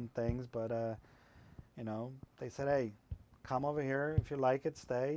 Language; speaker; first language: English; non-native, fluent; Polish